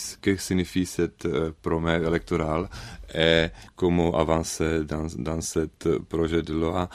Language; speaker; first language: French; non-native, learner; Czech